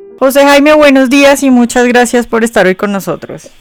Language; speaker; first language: Spanish; native; Spanish